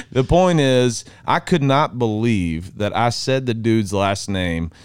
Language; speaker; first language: English; native; English